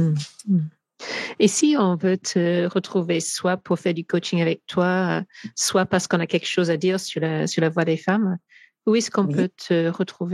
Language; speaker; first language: French; non-native, fluent; English